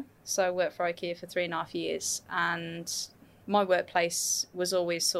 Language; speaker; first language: English; native; English